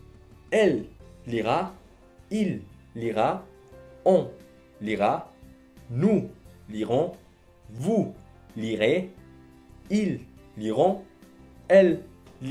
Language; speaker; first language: French; non-native, fluent; Spanish